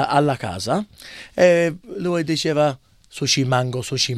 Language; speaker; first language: Italian; early bilingual, heritage; English